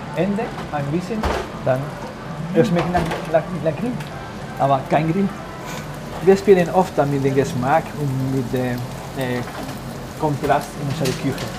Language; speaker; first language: German; non-native, learner; Spanish